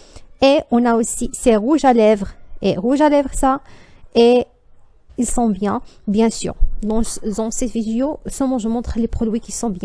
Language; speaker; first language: French; non-native, learner; Arabic